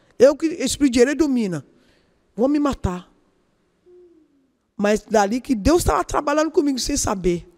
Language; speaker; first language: Portuguese; non-native, learner; Yoruba